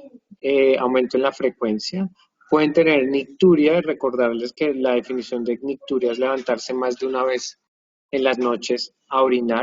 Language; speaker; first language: Spanish; native; Spanish